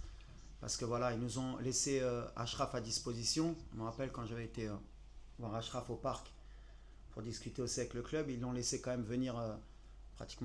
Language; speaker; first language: French; native; French